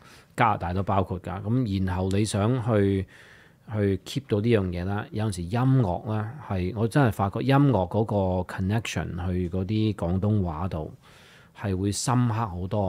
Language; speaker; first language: Cantonese; early bilingual, heritage; Cantonese